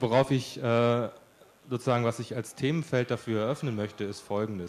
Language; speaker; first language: German; native; German